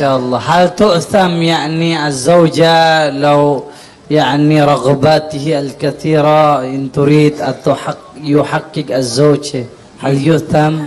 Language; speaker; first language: Arabic; non-native, learner; Indonesian